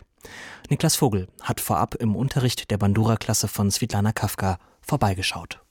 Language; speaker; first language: German; native; German